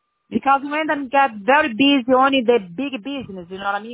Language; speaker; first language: English; non-native, learner; Portuguese